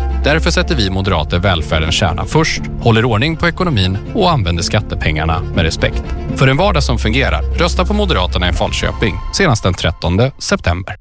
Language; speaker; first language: Swedish; native; Swedish